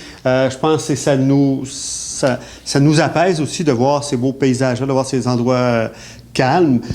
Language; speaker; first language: French; native; French